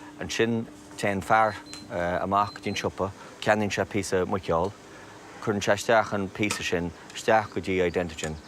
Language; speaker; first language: Irish; native; Irish